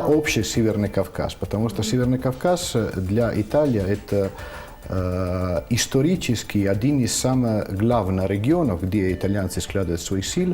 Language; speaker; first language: Russian; non-native, fluent; Italian